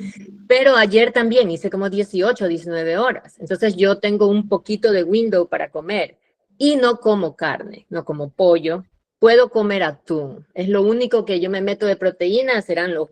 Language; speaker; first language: Spanish; native; Spanish